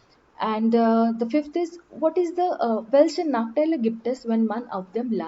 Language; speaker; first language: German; non-native, learner; Marathi